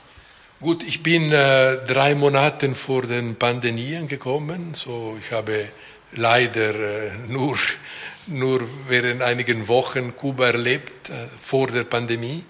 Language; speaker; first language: German; non-native, local second language; Italian